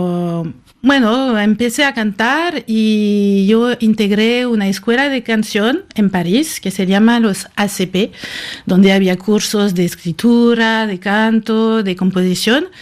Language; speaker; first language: Spanish; non-native, fluent; French